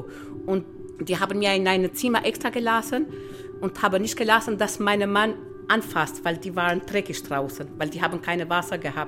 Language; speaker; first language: German; non-native, learner; Albanian